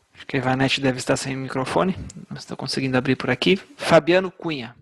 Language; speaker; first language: Portuguese; native; Portuguese